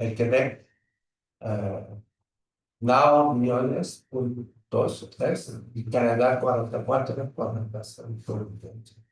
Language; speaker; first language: Spanish; non-native, fluent; French